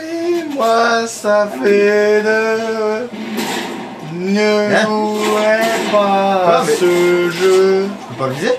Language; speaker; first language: French; native; French